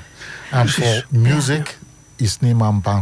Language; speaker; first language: Dutch; non-native, learner; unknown